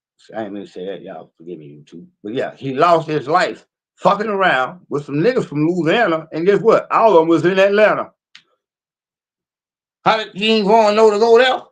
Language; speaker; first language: English; native; English